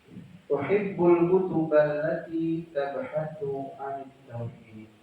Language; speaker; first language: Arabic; non-native, learner; Indonesian